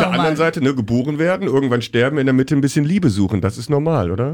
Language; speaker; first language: German; native; German